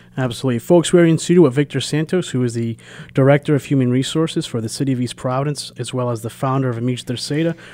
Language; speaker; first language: English; early bilingual, other home language; Portuguese